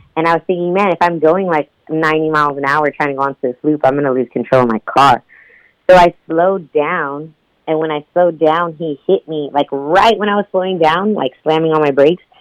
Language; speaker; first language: English; native; English